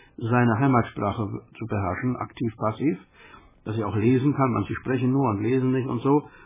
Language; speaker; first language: German; native; German